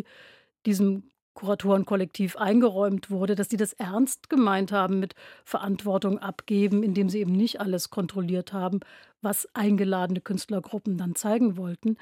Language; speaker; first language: German; native; German